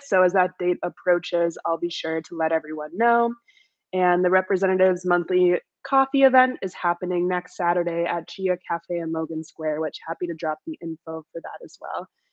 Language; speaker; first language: English; native; English